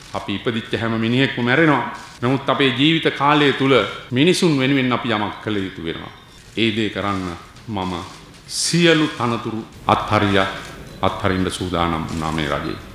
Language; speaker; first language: Sinhala; native; Sinhala